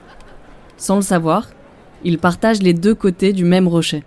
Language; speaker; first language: French; native; French